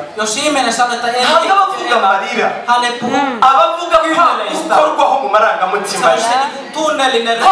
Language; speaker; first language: Finnish; non-native, fluent; Kinyarwanda